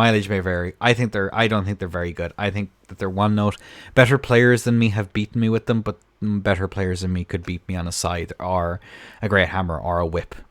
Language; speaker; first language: English; native; English